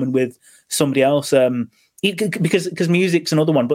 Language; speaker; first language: English; native; English